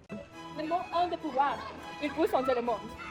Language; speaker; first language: French; non-native, learner; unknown